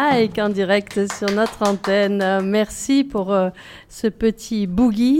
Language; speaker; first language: French; native; French